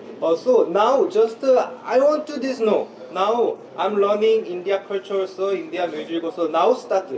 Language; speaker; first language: English; non-native, learner; Korean